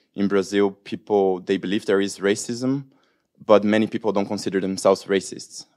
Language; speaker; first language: English; non-native, fluent; Portuguese